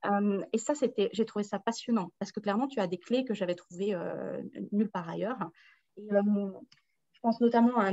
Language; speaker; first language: French; native; French